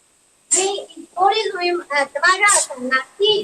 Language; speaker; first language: Russian; non-native, learner; Chinese